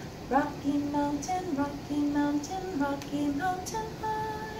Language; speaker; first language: English; native; English